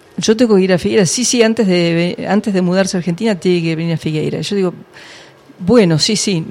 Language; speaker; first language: Spanish; early bilingual, other home language; English